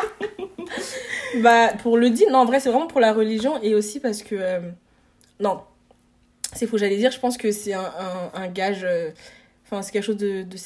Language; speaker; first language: French; native; French